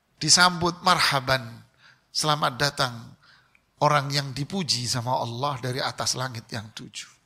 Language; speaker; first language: Indonesian; native; Indonesian